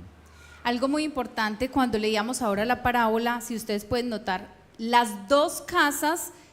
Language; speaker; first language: Spanish; native; Spanish